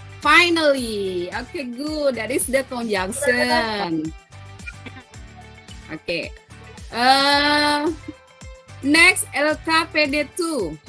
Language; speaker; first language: English; non-native, learner; Indonesian